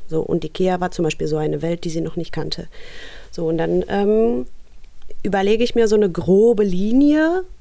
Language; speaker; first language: German; early bilingual, other home language; Russian